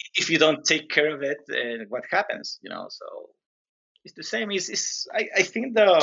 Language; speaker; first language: English; non-native, learner; Spanish